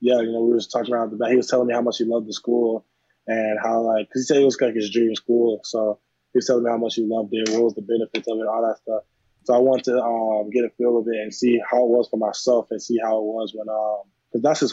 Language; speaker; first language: English; native; English